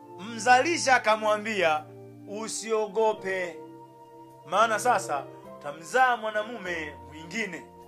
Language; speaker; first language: Swahili; native; Swahili